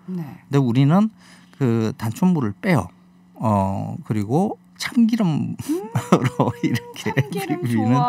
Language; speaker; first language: Korean; native; Korean